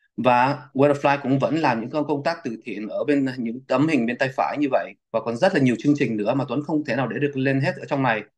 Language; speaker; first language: Vietnamese; early bilingual, heritage; Vietnamese